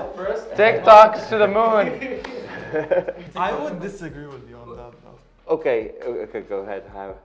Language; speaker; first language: English; native; English